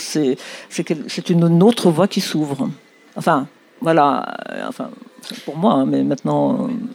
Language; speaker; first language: French; non-native, local second language; Arabic